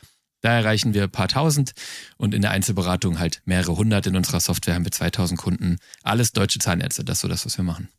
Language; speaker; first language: German; native; German